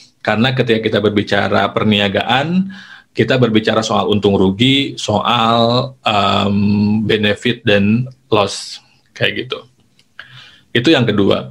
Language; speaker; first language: Indonesian; native; Indonesian